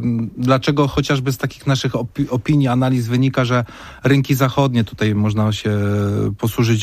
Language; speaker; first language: Polish; native; Polish